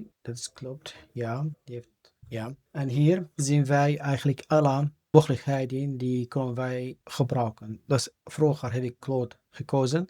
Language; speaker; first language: Dutch; non-native, fluent; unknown